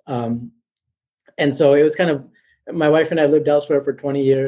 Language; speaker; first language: English; native; English